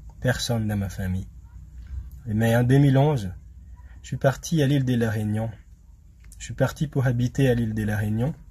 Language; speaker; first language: French; non-native, local second language; Malagasy